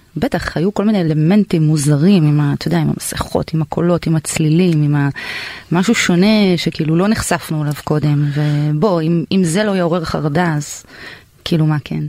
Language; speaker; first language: Hebrew; native; Hebrew